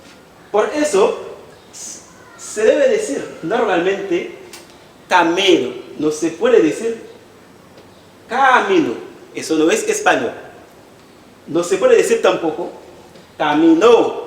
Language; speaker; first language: Spanish; non-native, fluent; Haitian Creole